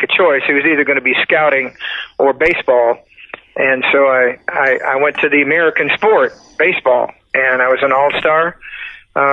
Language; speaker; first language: English; native; English